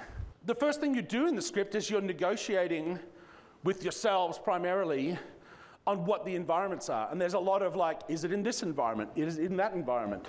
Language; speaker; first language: English; native; English